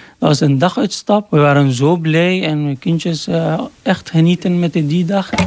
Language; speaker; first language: Dutch; non-native, learner; Arabic